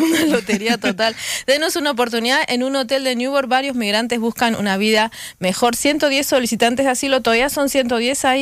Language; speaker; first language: Spanish; native; Spanish